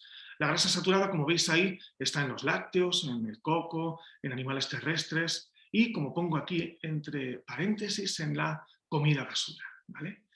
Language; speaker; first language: Spanish; native; Spanish